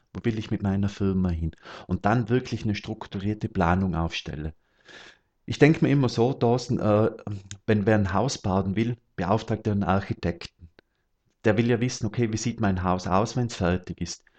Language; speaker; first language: German; native; German